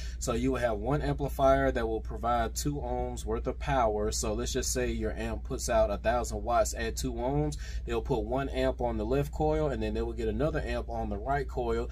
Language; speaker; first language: English; native; English